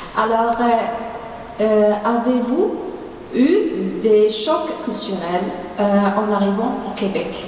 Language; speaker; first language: French; non-native, learner; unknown